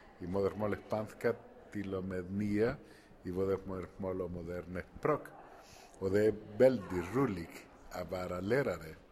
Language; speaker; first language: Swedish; non-native, fluent; Spanish